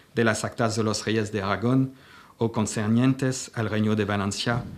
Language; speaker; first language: Spanish; non-native, fluent; French